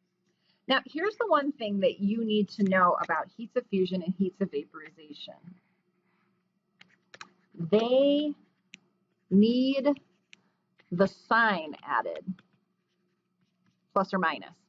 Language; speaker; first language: English; native; English